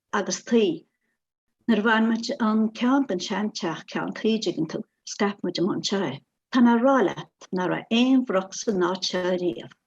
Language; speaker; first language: Irish; native; Irish